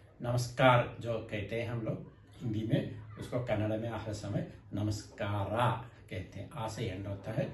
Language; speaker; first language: Hindi; non-native, local second language; Kannada